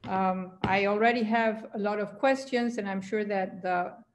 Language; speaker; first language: English; non-native, fluent; Spanish